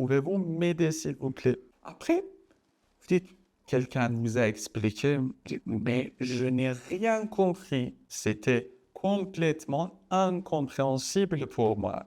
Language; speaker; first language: French; non-native, fluent; Persian